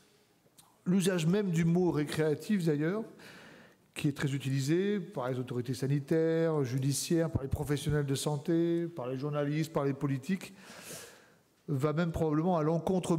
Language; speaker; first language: French; native; French